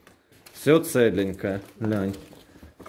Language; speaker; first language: Russian; native; Russian